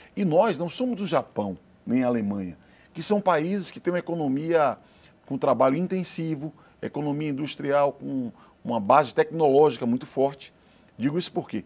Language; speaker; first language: Portuguese; native; Portuguese